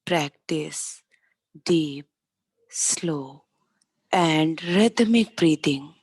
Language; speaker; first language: English; non-native, local second language; Hindi